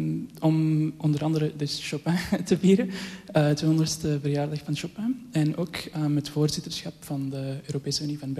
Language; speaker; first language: Dutch; early bilingual, other home language; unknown